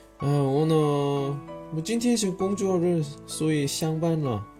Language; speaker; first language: Chinese; non-native, learner; Korean